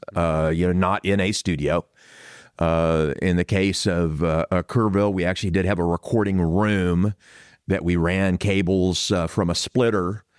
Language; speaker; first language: English; native; English